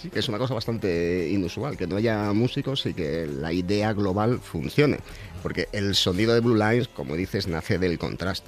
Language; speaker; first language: Spanish; native; Spanish